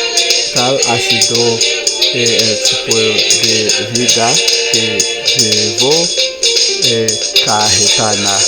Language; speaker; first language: Spanish; non-native, fluent; Haitian Creole